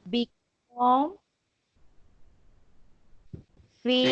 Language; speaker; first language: English; non-native, learner; Spanish